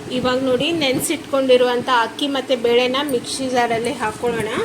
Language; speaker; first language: Kannada; non-native, local second language; Konkani